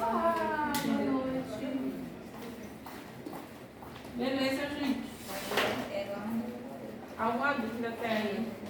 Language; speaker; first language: Portuguese; native; Portuguese